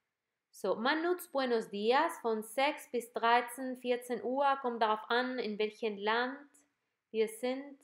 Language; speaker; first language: German; non-native, fluent; Spanish